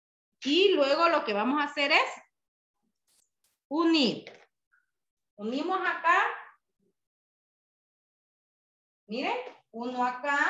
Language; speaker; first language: Spanish; native; Spanish